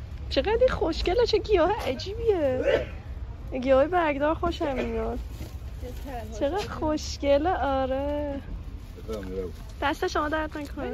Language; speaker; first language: Persian; native; Persian